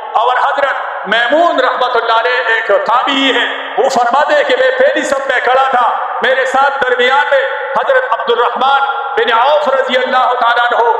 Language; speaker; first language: Urdu; non-native, local second language; Pashto